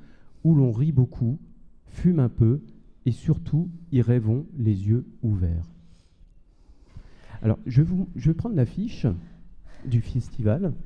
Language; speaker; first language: French; native; French